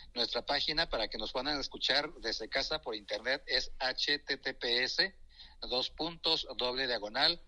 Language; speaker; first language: Spanish; non-native, local second language; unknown